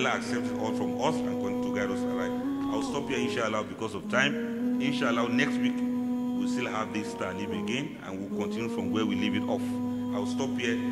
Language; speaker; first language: English; non-native, local second language; Yoruba